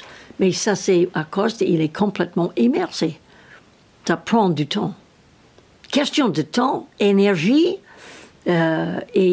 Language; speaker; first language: French; non-native, learner; English